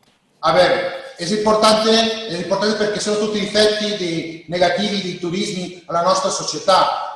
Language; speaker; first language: Italian; non-native, learner; Spanish